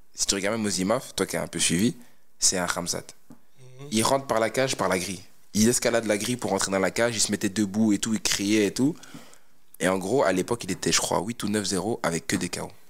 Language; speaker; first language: French; native; French